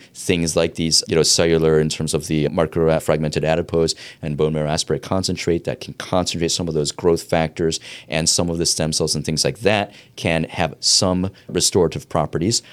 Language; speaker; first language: English; native; English